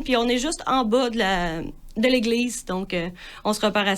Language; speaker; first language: French; native; French